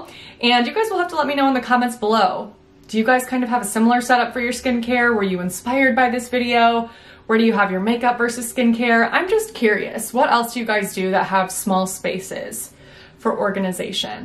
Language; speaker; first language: English; native; English